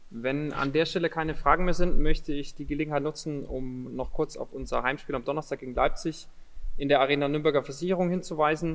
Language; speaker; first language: German; native; German